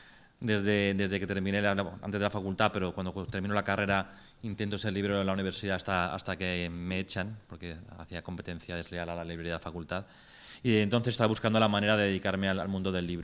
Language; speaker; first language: Spanish; native; Spanish